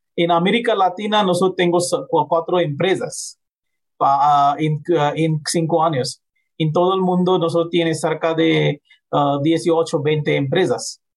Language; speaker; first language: Spanish; non-native, learner; Hindi